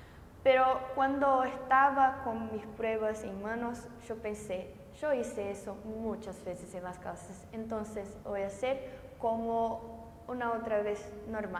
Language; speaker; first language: Spanish; non-native, fluent; Portuguese